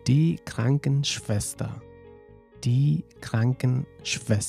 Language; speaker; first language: German; non-native, fluent; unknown